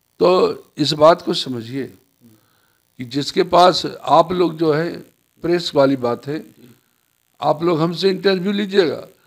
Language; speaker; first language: Hindi; native; Hindi